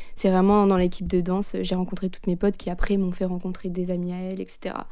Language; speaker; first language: French; native; French